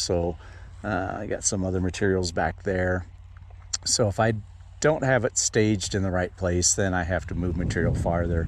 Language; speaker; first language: English; native; English